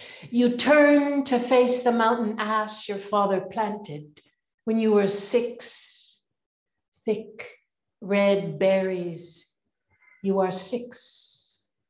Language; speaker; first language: English; native; English